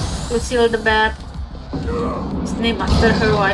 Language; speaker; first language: English; non-native, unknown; Indonesian